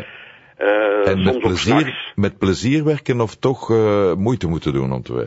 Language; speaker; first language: Dutch; native; Dutch